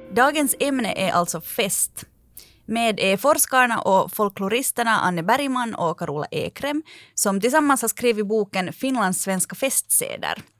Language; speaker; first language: Swedish; native; Swedish